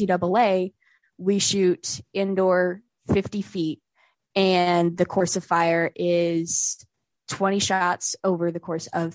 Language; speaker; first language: English; native; English